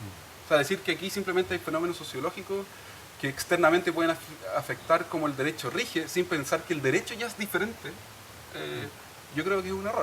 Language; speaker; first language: Spanish; native; Spanish